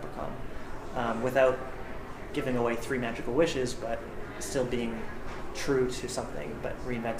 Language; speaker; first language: English; native; English